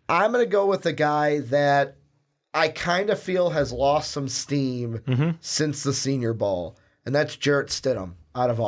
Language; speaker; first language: English; native; English